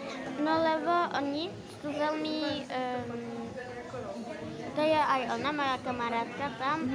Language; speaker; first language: Slovak; early bilingual, heritage; Slovak